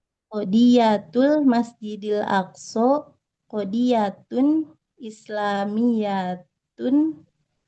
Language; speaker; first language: Arabic; non-native, learner; Indonesian